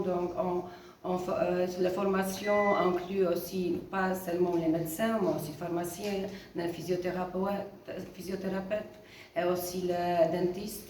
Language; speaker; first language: French; non-native, fluent; Polish